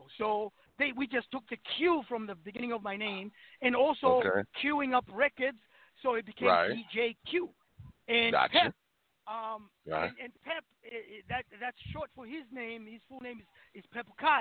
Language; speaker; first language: English; non-native, local second language; Shona